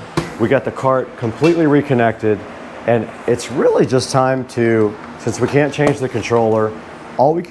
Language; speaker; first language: English; native; English